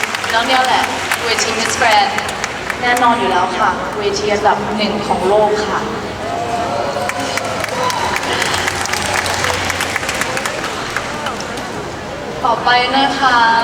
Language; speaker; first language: Thai; early bilingual, heritage; Thai